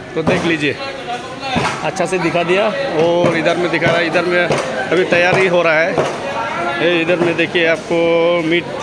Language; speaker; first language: Hindi; non-native, local second language; Assamese